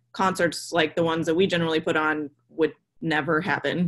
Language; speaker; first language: English; native; English